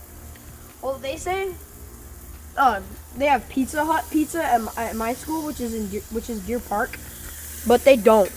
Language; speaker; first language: English; native; English